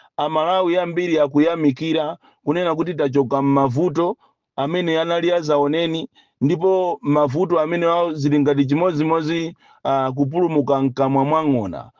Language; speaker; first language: Nyanja; native; Nyanja